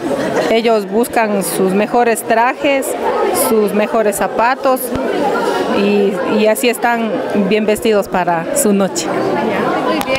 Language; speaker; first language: Spanish; native; Spanish